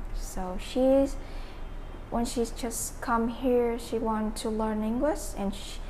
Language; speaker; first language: English; non-native, learner; Vietnamese